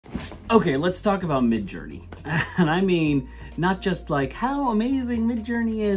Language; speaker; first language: English; native; English